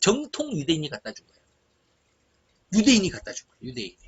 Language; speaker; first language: Korean; native; Korean